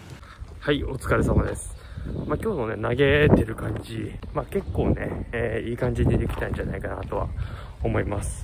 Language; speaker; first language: Japanese; native; Japanese